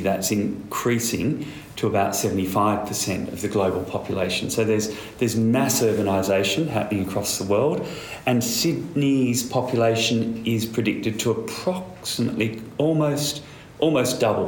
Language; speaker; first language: English; native; English